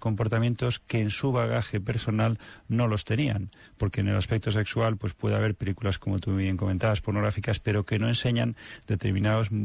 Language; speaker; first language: Spanish; native; Spanish